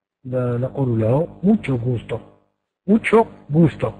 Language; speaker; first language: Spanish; non-native, fluent; Arabic